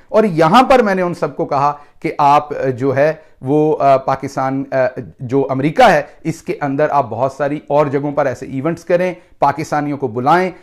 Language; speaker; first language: Urdu; non-native, local second language; Punjabi